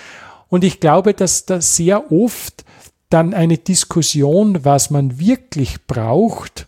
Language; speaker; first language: German; native; German